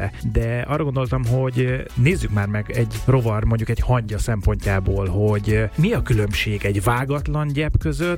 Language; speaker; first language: Hungarian; native; Hungarian